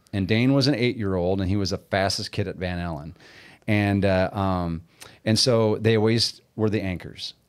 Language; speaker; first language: English; native; English